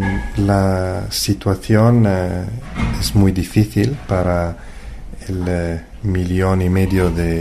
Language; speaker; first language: Spanish; non-native, fluent; Italian